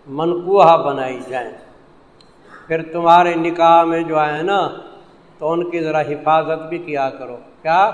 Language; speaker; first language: Urdu; non-native, local second language; Punjabi